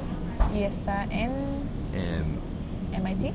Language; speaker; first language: Spanish; non-native, fluent; English